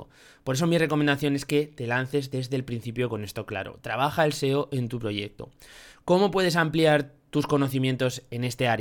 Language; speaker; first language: Spanish; native; Spanish